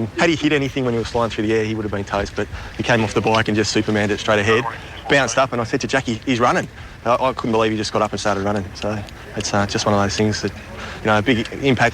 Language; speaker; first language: English; native; English